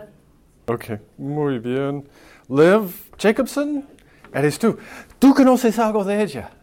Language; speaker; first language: Spanish; non-native, fluent; English